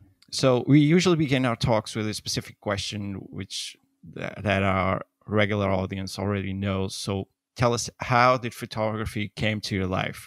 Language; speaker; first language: English; non-native, fluent; Portuguese